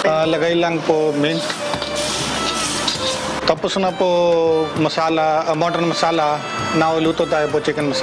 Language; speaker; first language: Filipino; non-native, learner; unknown